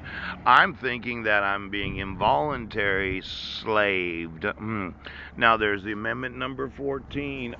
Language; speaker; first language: English; native; English